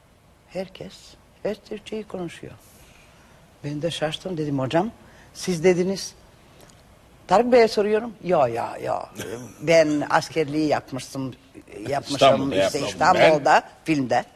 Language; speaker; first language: Turkish; non-native, learner; Macedonian